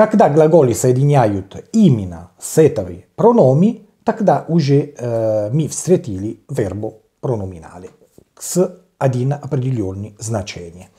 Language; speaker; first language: Russian; non-native, learner; Italian